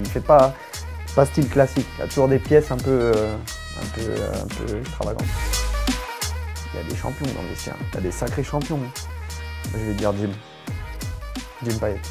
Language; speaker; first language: French; native; French